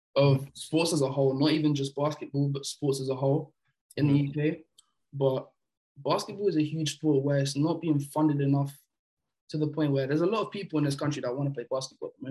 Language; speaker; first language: English; early bilingual, other home language; French